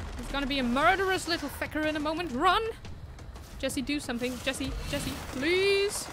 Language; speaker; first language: English; non-native, fluent; German